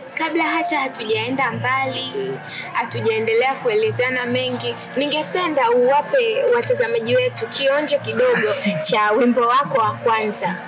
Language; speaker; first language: Swahili; native; Swahili